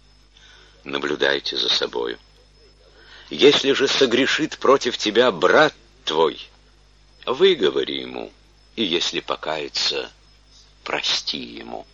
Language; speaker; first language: Russian; native; Russian